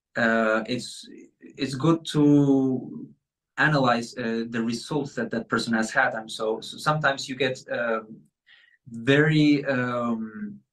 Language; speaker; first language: English; non-native, fluent; Spanish